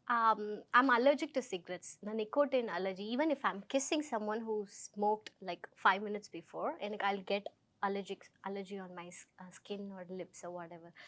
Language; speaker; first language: English; non-native, local second language; Tamil